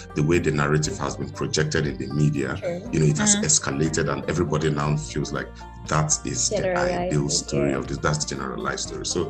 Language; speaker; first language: English; non-native, local second language; Igbo